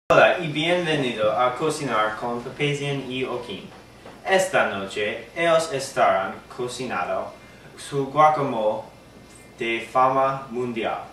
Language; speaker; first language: Spanish; non-native, learner; English